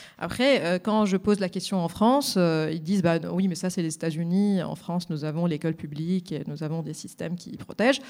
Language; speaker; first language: French; non-native, local second language; Arabic